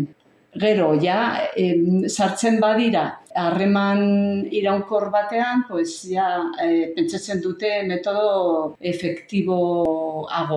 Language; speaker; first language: Basque; non-native, local second language; Spanish